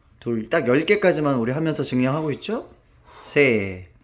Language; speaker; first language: Korean; native; Korean